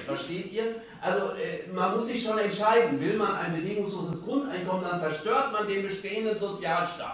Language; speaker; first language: German; native; German